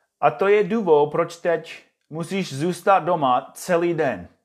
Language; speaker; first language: Czech; non-native, fluent; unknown